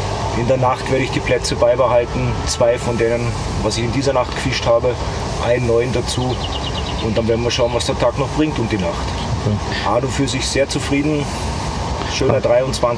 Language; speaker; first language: German; native; German